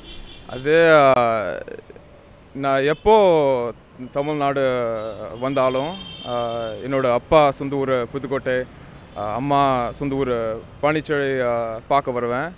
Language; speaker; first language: Tamil; non-native, learner; English